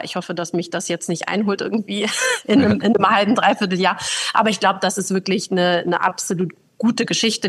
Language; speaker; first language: German; native; German